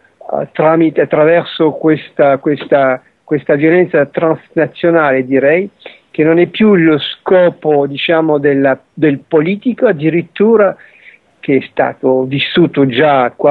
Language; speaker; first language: Italian; early bilingual, heritage; Italian